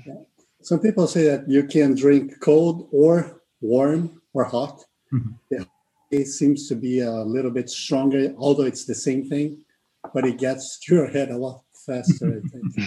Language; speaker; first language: English; non-native, fluent; Portuguese